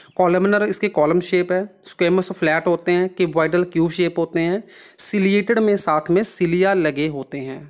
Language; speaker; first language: Hindi; non-native, local second language; Punjabi